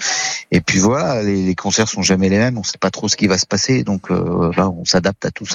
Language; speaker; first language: French; native; French